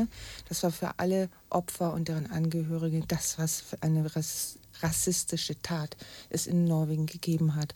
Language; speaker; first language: German; native; German